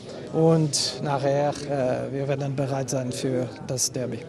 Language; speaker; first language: German; non-native, fluent; French